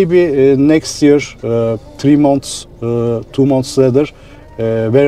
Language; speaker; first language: English; non-native, learner; Turkish